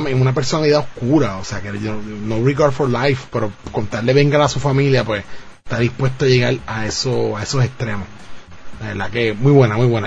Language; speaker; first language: Spanish; native; Spanish